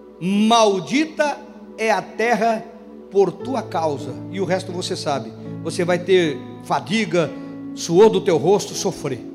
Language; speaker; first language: Portuguese; native; Portuguese